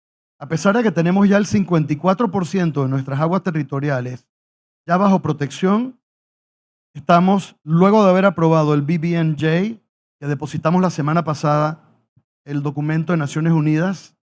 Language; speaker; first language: Spanish; native; Spanish